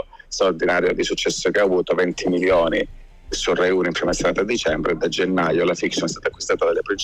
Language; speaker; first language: Italian; native; Italian